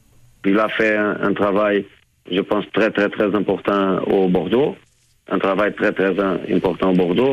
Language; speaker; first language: French; non-native, fluent; Portuguese